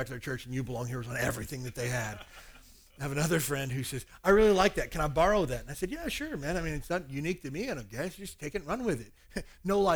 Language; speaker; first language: English; native; English